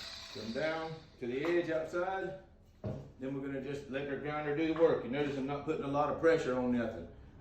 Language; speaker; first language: English; native; English